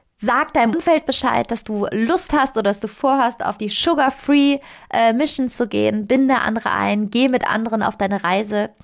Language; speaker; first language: German; non-native, fluent; Italian